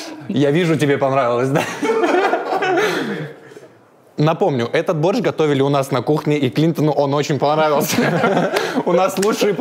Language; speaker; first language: Russian; native; Russian